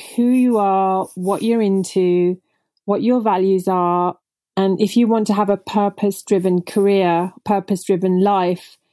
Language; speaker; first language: English; non-native, local second language; Punjabi